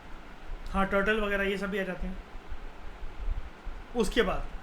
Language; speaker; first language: Hindi; native; Hindi